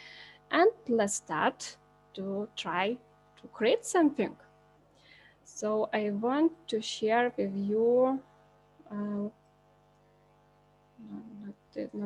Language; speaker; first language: English; non-native, learner; Lithuanian